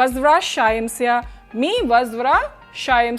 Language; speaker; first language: Russian; non-native, fluent; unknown